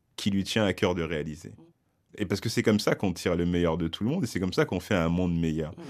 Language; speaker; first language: French; native; French